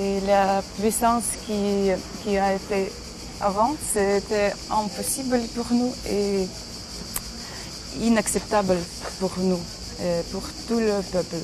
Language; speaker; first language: French; non-native, learner; Ukrainian